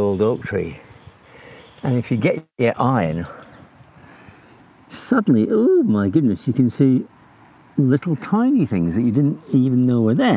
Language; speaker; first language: English; native; English